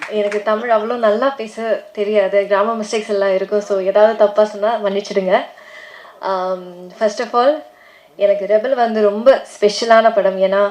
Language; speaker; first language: Tamil; non-native, learner; Malayalam